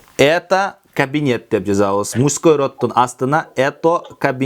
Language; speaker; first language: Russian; non-native, local second language; Kyrgyz